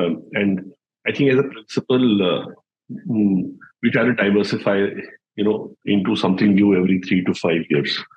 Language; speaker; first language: English; non-native, local second language; Hindi